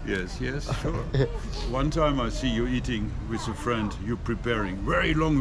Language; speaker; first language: English; non-native, learner; German